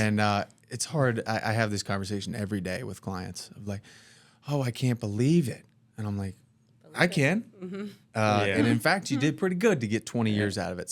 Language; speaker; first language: English; native; English